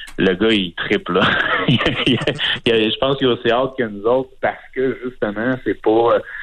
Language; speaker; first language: French; native; French